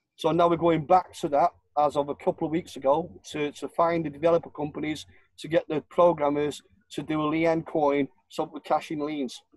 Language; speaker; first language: English; native; English